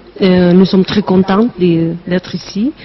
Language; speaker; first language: French; non-native, learner; Basque